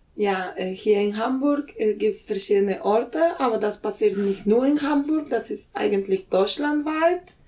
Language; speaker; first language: German; non-native, fluent; Spanish